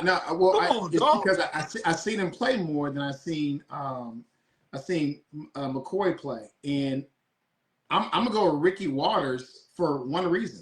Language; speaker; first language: English; native; English